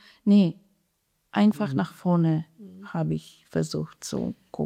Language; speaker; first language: German; non-native, fluent; Polish